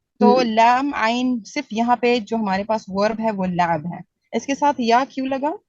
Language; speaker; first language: Urdu; native; Urdu